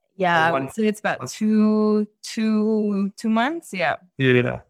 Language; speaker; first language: English; native; English